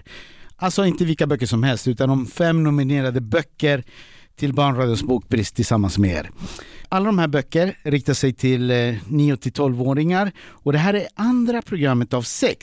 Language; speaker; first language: Swedish; native; Swedish